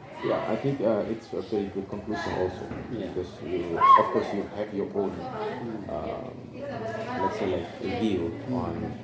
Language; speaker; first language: English; non-native, learner; Indonesian